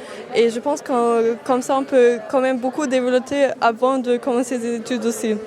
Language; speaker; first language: French; non-native, fluent; German